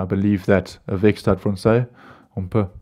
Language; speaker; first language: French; non-native, learner; English